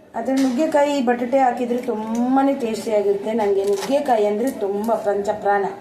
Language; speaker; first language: Kannada; non-native, local second language; Tulu